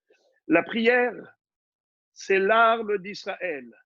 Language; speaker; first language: French; native; French